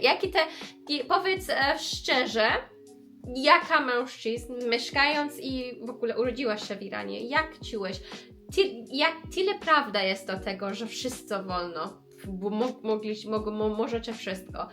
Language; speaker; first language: Polish; non-native, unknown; Persian